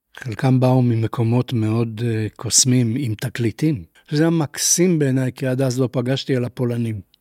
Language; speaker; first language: Hebrew; non-native, fluent; Polish